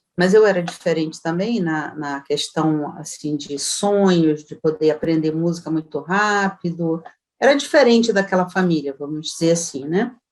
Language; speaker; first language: Portuguese; native; Portuguese